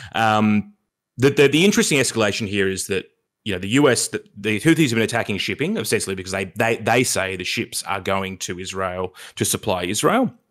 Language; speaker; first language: English; native; English